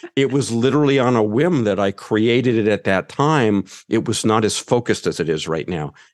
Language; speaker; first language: English; native; English